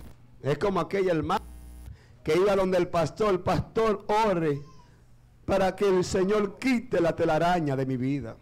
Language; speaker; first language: Spanish; native; Spanish